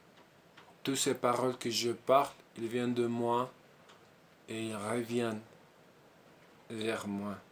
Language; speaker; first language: French; non-native, learner; Spanish